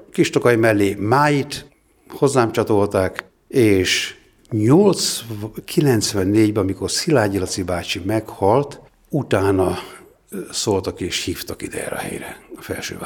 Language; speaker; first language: Hungarian; native; Hungarian